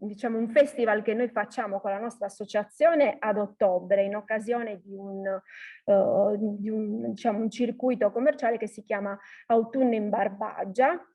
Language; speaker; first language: Italian; native; Italian